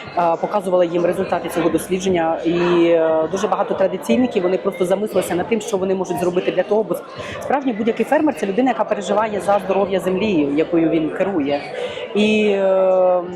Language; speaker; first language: Ukrainian; native; Ukrainian